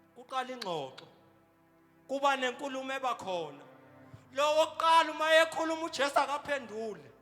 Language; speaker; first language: Zulu; native; Zulu